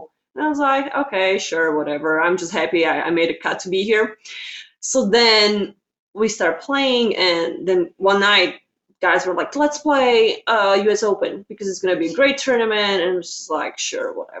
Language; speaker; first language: English; non-native, fluent; Slovak